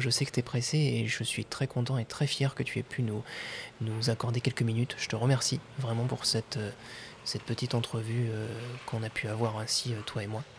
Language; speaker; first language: French; native; French